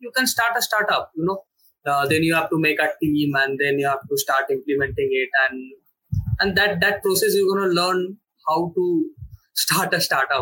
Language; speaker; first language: English; non-native, local second language; Bangla